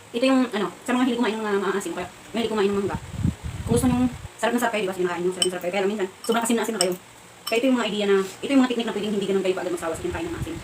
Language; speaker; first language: Filipino; non-native, local second language; Cebuano